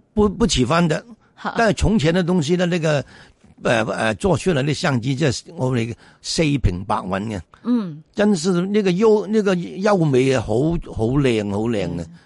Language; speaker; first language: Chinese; non-native, local second language; Cantonese